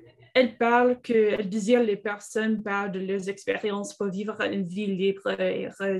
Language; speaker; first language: French; non-native, learner; English